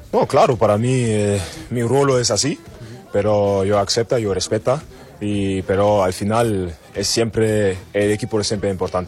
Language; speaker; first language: Spanish; non-native, learner; German